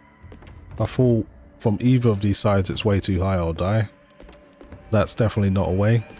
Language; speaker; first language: English; native; English